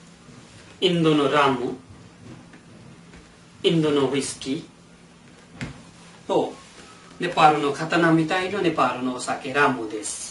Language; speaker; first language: Japanese; non-native, learner; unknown